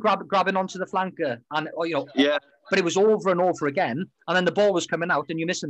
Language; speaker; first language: English; native; English